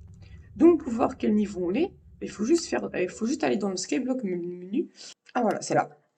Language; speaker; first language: French; native; French